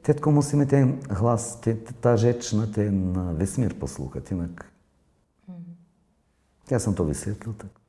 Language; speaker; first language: Czech; non-native, fluent; Bulgarian